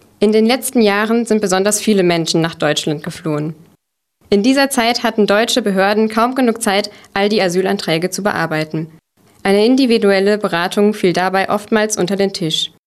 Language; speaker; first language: German; native; German